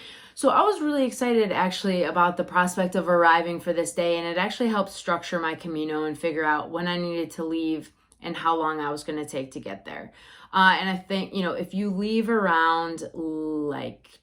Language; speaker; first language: English; native; English